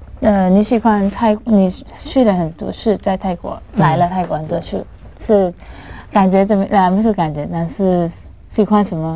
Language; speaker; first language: Chinese; non-native, learner; Thai